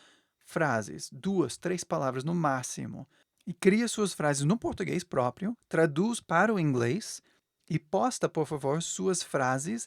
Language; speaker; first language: Portuguese; non-native, fluent; English